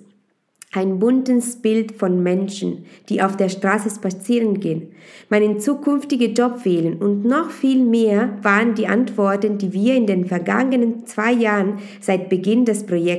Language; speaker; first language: German; non-native, fluent; Italian